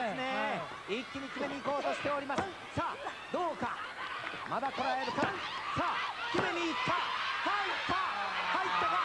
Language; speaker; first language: Japanese; native; Japanese